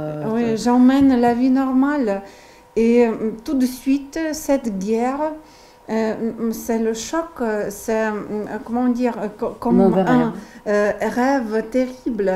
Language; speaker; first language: French; non-native, learner; Ukrainian